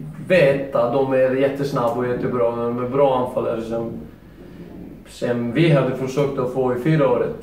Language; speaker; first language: Swedish; non-native, learner; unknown